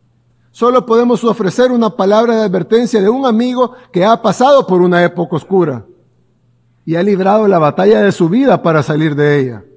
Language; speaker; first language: Spanish; native; Spanish